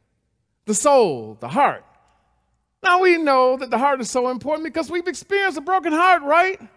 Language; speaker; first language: English; native; English